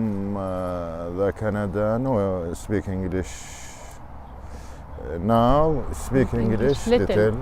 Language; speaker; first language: English; non-native, learner; Arabic